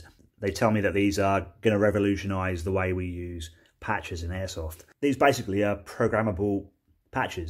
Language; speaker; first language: English; native; English